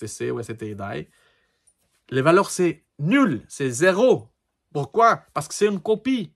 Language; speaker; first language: French; non-native, learner; Portuguese